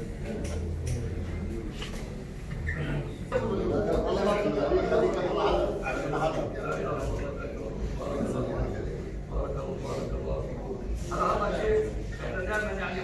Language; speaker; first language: Arabic; native; Arabic